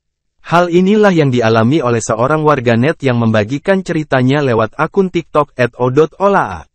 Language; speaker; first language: Indonesian; native; Indonesian